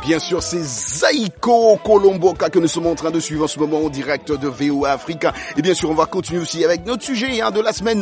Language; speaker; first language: French; non-native, local second language; Lingala